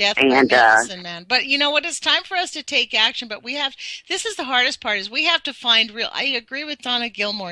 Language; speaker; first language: English; native; English